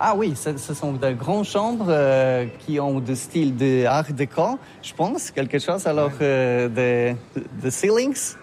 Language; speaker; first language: French; non-native, learner; Polish